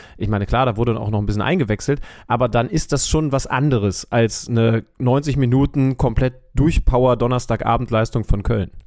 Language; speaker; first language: German; native; German